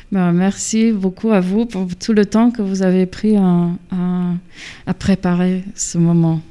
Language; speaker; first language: French; non-native, fluent; English